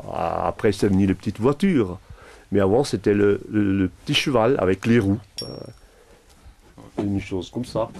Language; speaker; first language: French; non-native, local second language; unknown